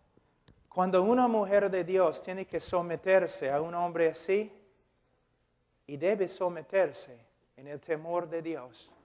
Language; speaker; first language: Spanish; non-native, fluent; English